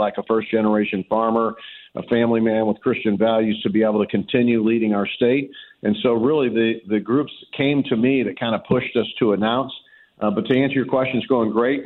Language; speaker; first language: English; native; English